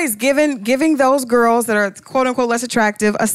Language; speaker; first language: English; native; English